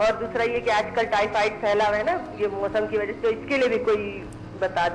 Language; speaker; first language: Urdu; non-native, local second language; Punjabi